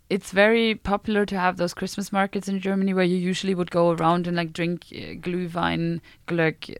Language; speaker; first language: English; non-native, fluent; German